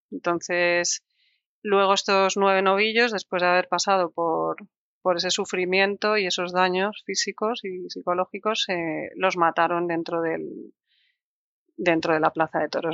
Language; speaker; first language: Spanish; native; Spanish